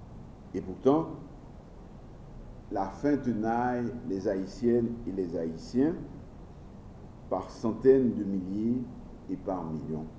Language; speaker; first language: French; non-native, local second language; Haitian Creole